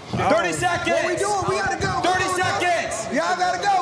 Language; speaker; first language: English; native; English